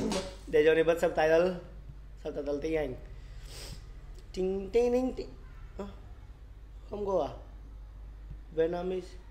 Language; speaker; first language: Vietnamese; non-native, learner; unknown